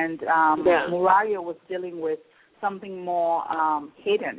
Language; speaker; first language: English; non-native, local second language; Yoruba